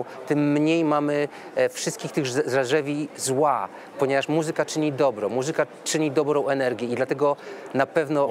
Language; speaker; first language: Polish; native; Polish